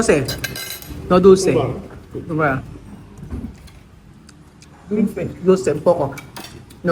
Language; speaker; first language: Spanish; non-native, learner; Filipino